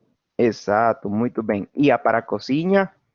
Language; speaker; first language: Portuguese; non-native, fluent; Spanish